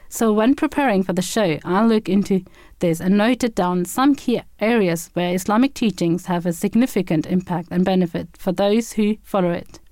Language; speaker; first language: English; non-native, fluent; German